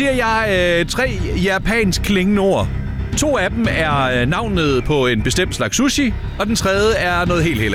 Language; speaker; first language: Danish; native; Danish